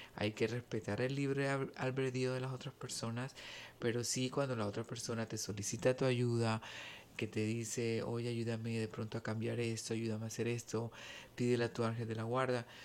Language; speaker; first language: Spanish; native; Spanish